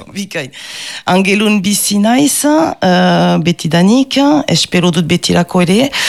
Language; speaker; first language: Basque; non-native, local second language; French